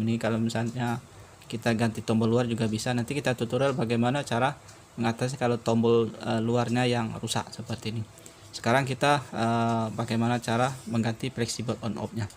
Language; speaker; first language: Indonesian; native; Indonesian